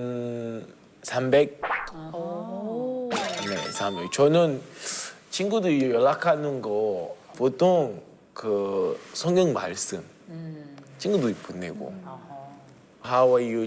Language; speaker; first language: Korean; non-native, fluent; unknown